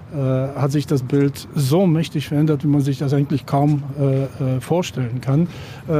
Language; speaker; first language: German; non-native, fluent; Polish